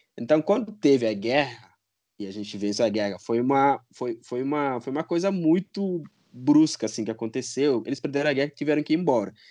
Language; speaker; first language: Portuguese; non-native, local second language; Upper Guinea Crioulo